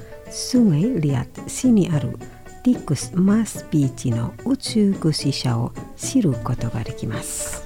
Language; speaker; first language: Japanese; non-native, fluent; Indonesian